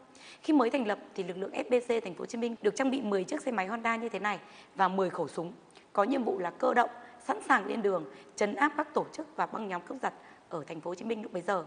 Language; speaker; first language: Vietnamese; native; Vietnamese